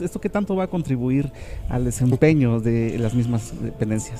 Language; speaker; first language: Spanish; native; Spanish